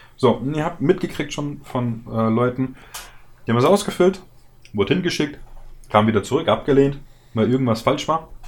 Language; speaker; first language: German; native; German